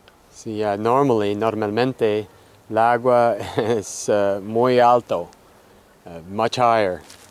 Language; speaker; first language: Spanish; non-native, learner; English